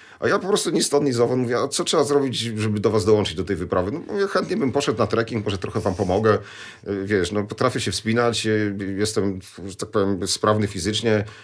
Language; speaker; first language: Polish; native; Polish